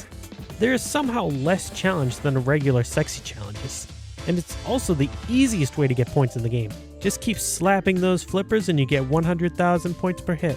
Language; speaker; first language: English; native; English